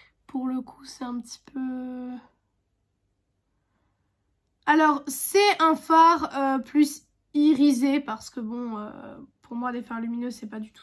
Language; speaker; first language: French; native; French